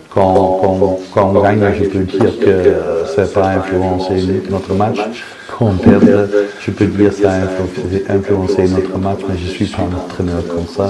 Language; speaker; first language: French; non-native, fluent; Dutch